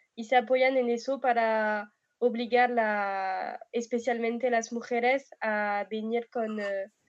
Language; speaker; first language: Spanish; non-native, fluent; French